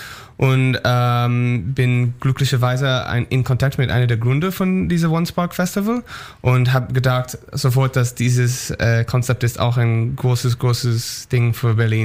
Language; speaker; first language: German; non-native, learner; English